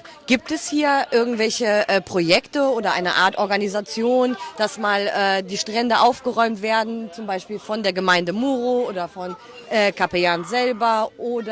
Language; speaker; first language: German; native; German